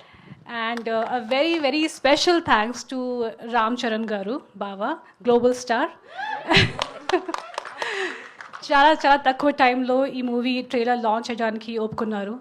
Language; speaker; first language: Telugu; non-native, fluent; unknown